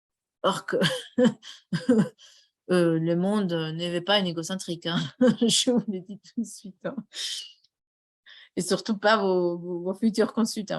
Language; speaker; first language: French; non-native, fluent; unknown